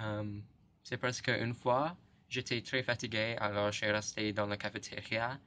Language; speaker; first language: French; non-native, learner; English